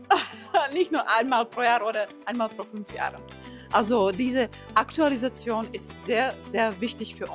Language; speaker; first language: German; non-native, fluent; Slovak